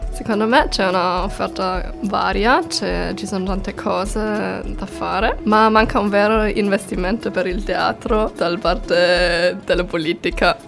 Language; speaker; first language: Italian; non-native, fluent; German